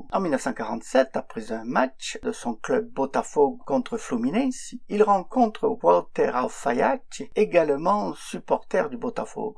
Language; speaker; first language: French; native; French